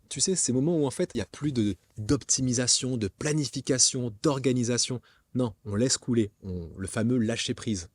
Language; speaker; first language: French; native; French